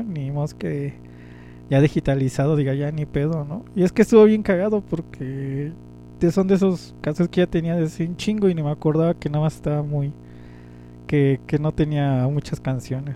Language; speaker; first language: Spanish; native; Spanish